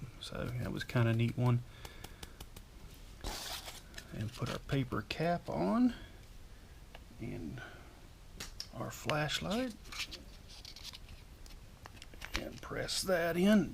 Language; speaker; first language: English; native; English